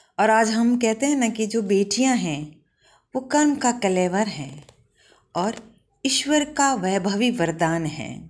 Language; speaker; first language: Hindi; non-native, local second language; Gujarati